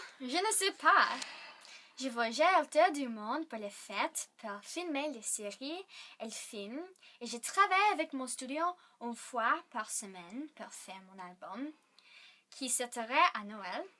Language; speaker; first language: French; non-native, learner; English